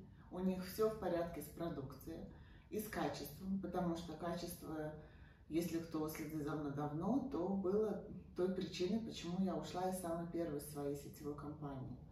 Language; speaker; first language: Russian; native; Russian